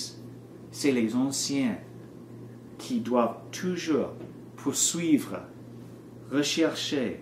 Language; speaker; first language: French; non-native, learner; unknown